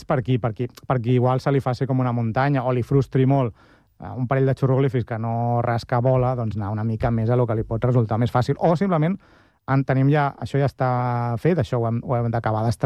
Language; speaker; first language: Catalan; native; Catalan